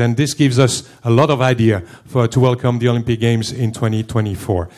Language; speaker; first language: English; non-native, fluent; French